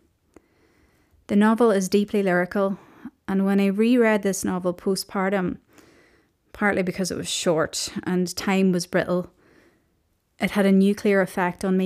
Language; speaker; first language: English; native; English